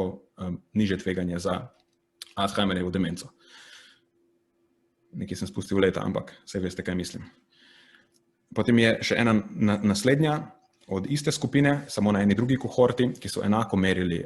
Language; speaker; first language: Slovenian; native; Slovenian